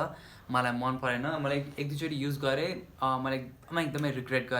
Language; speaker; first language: Nepali; native; Nepali